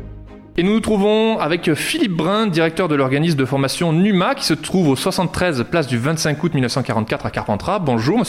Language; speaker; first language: French; native; French